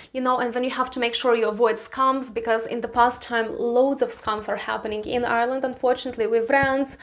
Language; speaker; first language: English; non-native, fluent; Romanian